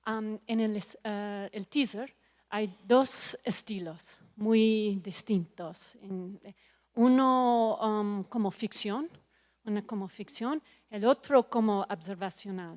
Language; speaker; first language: Spanish; non-native, learner; English